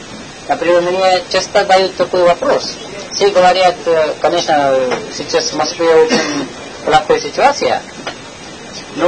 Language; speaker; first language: Russian; non-native, learner; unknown